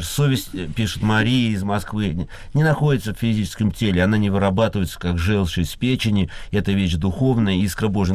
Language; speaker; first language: Russian; native; Russian